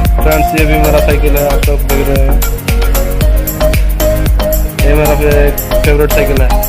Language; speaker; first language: Hindi; non-native, local second language; Odia